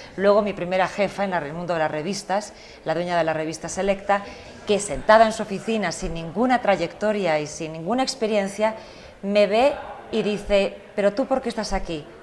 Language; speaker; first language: Spanish; early bilingual, heritage; Spanish